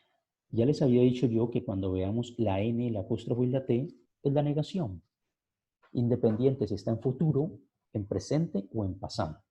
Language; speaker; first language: Spanish; native; Spanish